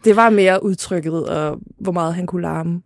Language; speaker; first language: Danish; native; Danish